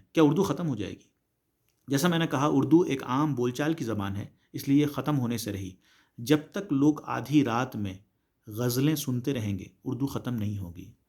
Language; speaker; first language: Urdu; native; Urdu